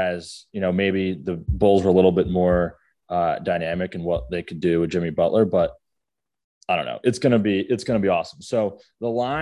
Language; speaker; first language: English; native; English